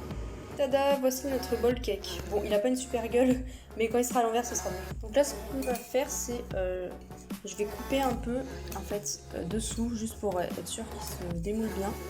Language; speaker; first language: French; native; French